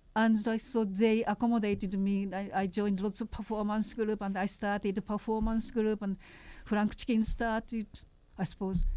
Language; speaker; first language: English; non-native, fluent; Japanese